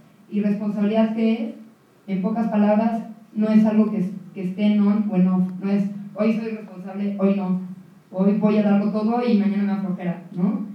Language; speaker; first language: Spanish; native; Spanish